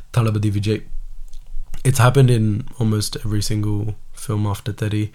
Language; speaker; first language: Tamil; early bilingual, heritage; Tamil